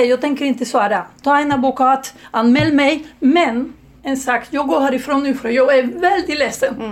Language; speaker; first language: Swedish; non-native, fluent; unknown